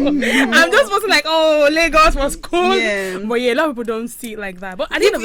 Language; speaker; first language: English; non-native, local second language; Yoruba